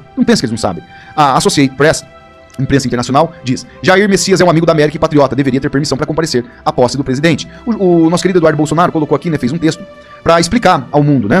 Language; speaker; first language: Portuguese; native; Portuguese